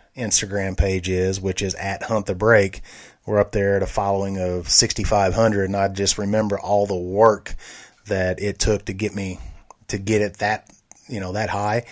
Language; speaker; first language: English; native; English